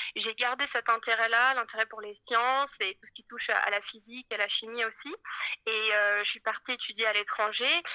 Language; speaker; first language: French; native; French